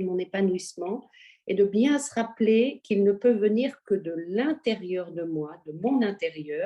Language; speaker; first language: French; native; French